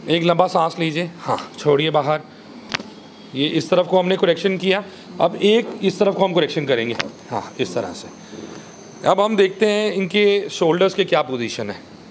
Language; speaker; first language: Hindi; native; Hindi